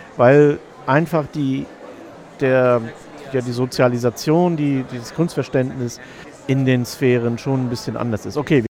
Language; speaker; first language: German; native; German